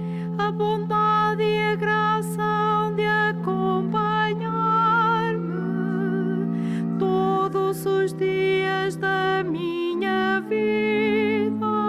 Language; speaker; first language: Portuguese; native; Portuguese